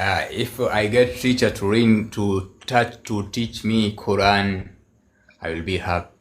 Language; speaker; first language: English; non-native, learner; Swahili